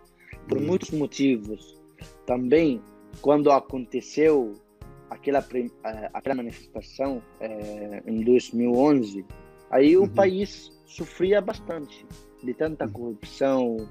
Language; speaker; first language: Portuguese; non-native, fluent; Arabic